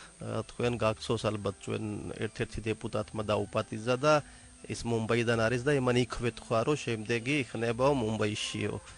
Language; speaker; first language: Georgian; non-native, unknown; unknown